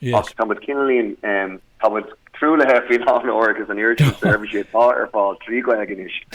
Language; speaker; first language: Irish; non-native, local second language; English